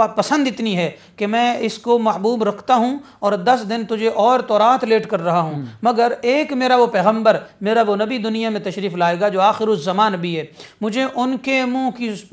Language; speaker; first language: Urdu; non-native, local second language; Punjabi